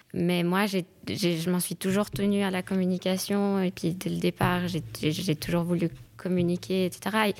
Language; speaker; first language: French; native; French